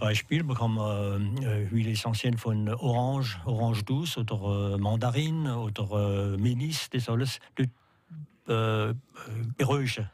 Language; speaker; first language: German; non-native, learner; French